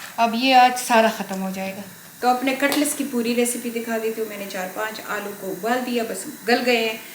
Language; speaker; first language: Urdu; non-native, local second language; Pashto